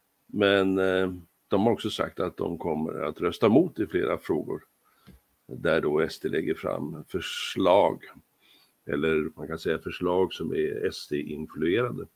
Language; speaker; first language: Swedish; native; Swedish